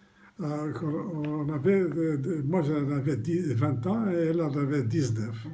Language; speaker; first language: French; non-native, fluent; Romanian